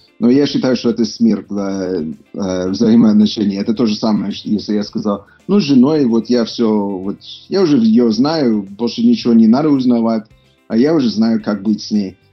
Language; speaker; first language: Russian; non-native, fluent; English